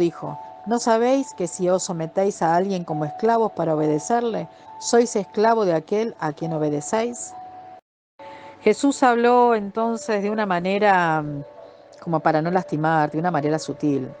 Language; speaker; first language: Spanish; native; Spanish